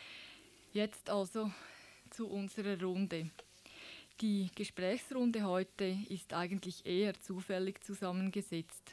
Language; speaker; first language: German; native; German